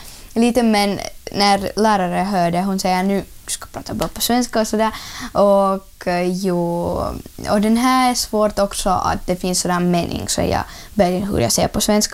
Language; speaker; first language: Swedish; early bilingual, other home language; Russian